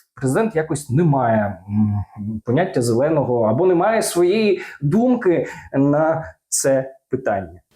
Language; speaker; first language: Ukrainian; non-native, local second language; Russian